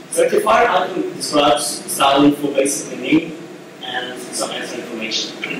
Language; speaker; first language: English; non-native, fluent; Ukrainian